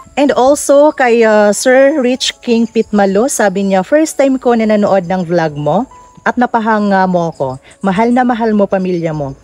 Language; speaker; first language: Filipino; non-native, local second language; Waray